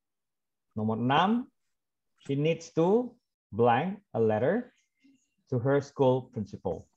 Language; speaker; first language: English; non-native, fluent; Indonesian